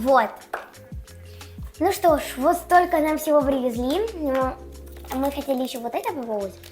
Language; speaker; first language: Russian; native; Russian